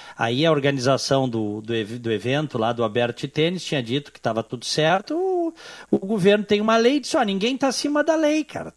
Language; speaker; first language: Portuguese; native; Portuguese